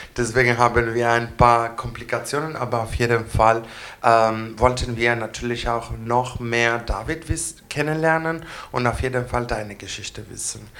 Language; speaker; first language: German; non-native, learner; Greek